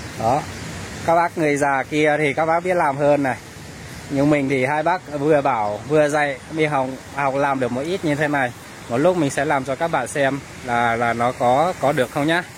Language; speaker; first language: Vietnamese; non-native, local second language; Iu Mien